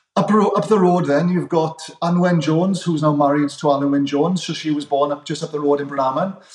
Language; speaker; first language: English; native; English